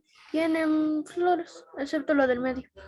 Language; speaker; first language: Spanish; native; Spanish